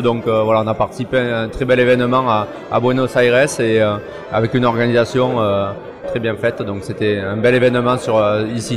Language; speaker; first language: French; native; French